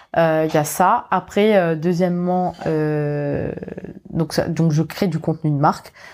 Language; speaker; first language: French; non-native, local second language; Morisyen